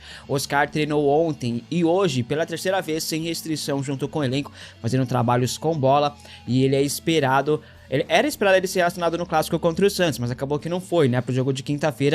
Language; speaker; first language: Portuguese; native; Portuguese